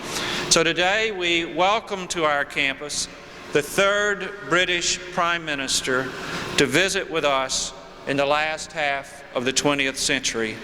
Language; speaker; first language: English; native; English